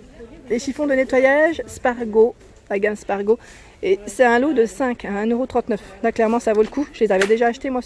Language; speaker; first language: French; native; French